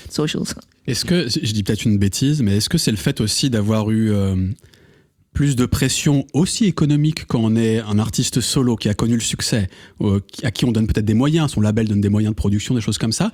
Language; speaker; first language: French; native; French